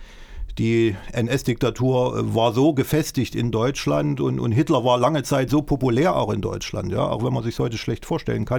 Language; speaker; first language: German; native; German